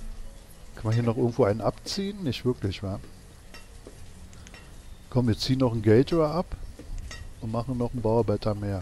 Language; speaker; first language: German; native; German